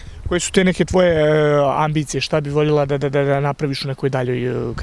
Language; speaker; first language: Serbian; native; Serbian